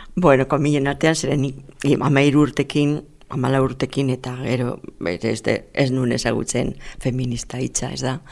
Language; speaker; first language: Basque; non-native, local second language; Spanish